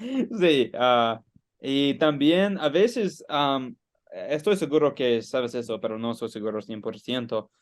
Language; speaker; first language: Spanish; non-native, learner; English